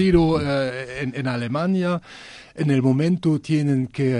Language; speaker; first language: Spanish; non-native, learner; German